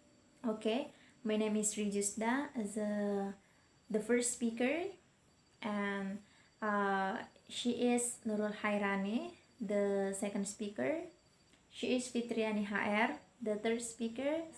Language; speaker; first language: English; non-native, learner; Indonesian